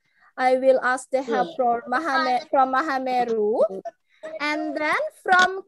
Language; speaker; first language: English; non-native, local second language; Indonesian